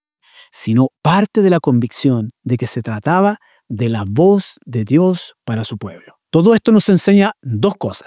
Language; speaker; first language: Spanish; native; Spanish